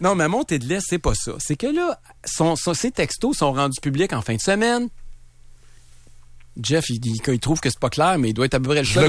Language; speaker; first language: French; native; French